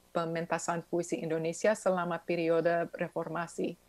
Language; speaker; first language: Indonesian; early bilingual, other home language; English